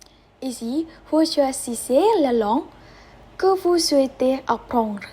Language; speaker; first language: French; non-native, learner; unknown